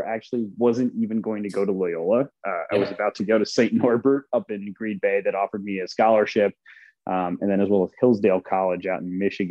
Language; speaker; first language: English; early bilingual, other home language; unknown